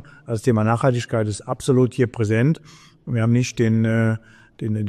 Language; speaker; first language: German; native; German